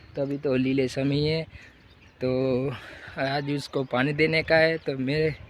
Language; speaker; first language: Hindi; non-native, local second language; Gujarati